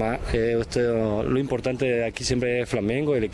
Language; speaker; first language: Portuguese; non-native, learner; Spanish